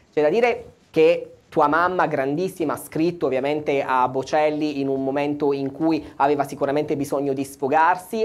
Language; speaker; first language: Italian; native; Italian